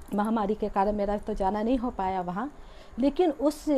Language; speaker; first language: Hindi; native; Hindi